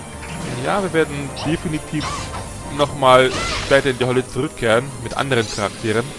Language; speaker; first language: German; native; German